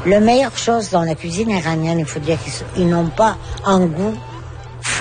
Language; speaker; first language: French; non-native, fluent; Persian